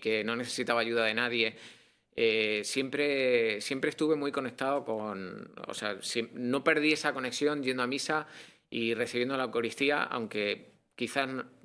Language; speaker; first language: Spanish; native; Spanish